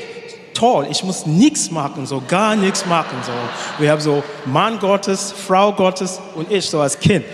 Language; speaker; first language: German; non-native, learner; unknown